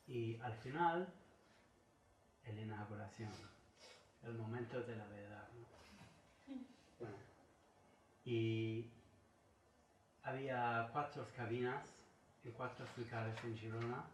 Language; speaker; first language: Spanish; non-native, learner; English